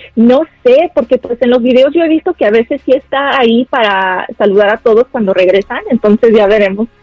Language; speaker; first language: Spanish; native; Spanish